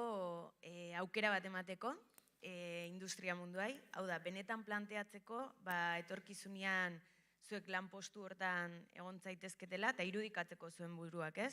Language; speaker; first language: Basque; native; Basque